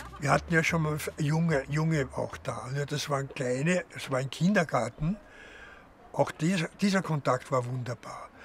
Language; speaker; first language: German; native; German